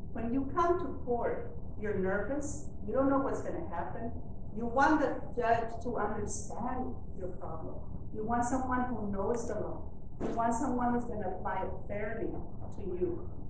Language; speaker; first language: English; early bilingual, other home language; Spanish